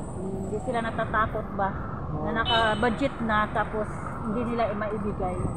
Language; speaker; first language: Filipino; non-native, local second language; Cebuano